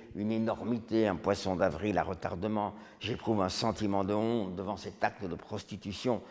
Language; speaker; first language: French; native; French